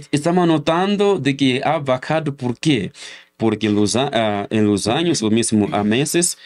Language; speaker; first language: Spanish; non-native, learner; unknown